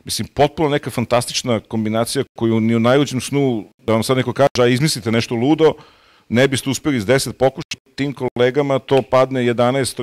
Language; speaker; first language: Bosnian; native; Bosnian